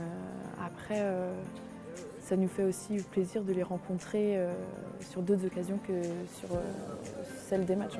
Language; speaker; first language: French; native; French